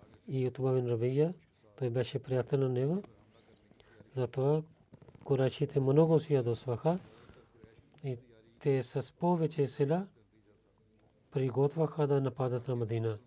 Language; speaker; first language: Bulgarian; non-native, learner; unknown